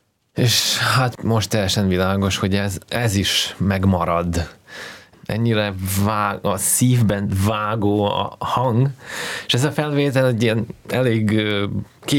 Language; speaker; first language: Hungarian; non-native, fluent; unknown